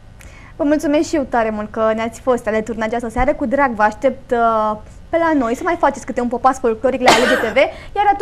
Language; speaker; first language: Romanian; native; Romanian